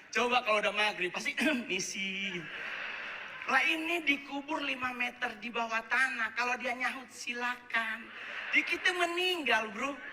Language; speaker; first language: Indonesian; native; Indonesian